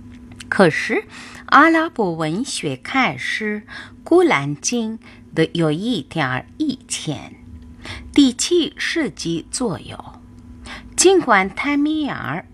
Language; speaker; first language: Chinese; non-native, fluent; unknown